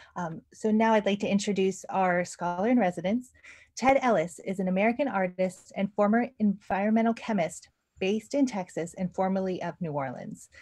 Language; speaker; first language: English; native; English